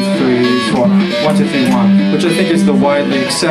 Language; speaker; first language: English; native; English